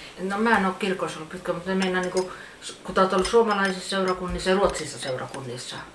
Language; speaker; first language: Finnish; early bilingual, heritage; Finnish